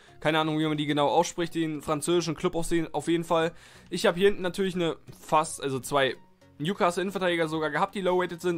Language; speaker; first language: German; native; German